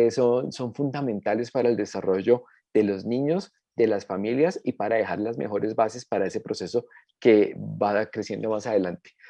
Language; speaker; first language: Spanish; native; Spanish